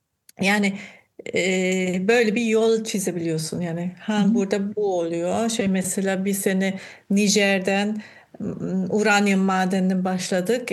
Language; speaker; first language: Turkish; non-native, fluent; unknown